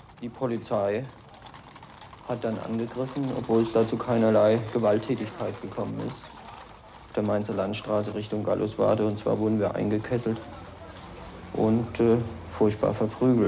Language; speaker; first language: German; native; German